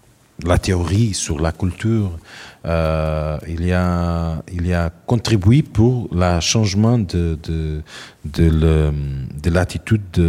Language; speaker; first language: French; non-native, learner; Portuguese